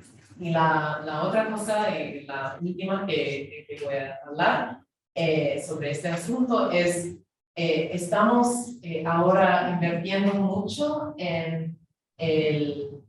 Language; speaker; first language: Spanish; non-native, fluent; English